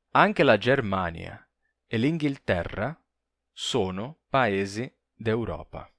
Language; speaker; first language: Italian; non-native, fluent; Portuguese